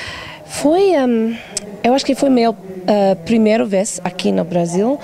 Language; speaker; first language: Portuguese; non-native, learner; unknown